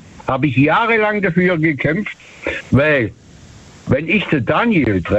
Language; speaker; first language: German; native; German